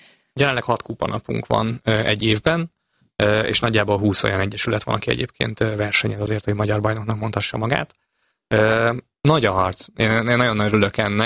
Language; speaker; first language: Hungarian; native; Hungarian